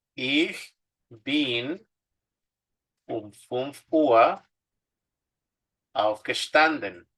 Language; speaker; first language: German; non-native, fluent; Spanish